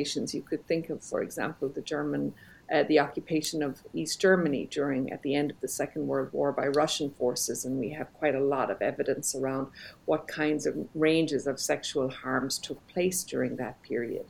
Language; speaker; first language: English; native; English